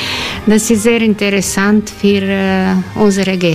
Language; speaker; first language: German; non-native, learner; Croatian